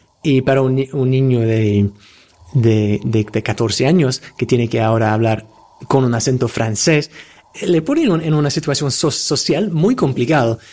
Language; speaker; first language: Spanish; non-native, fluent; English